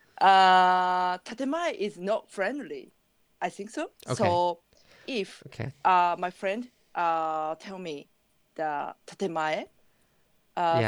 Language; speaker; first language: English; non-native, learner; Japanese